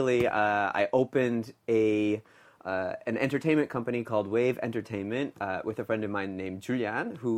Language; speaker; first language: English; native; English